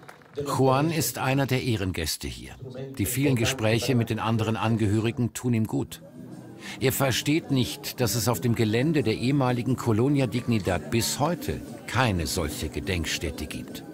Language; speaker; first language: German; native; German